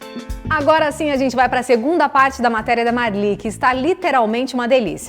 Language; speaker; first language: Portuguese; native; Portuguese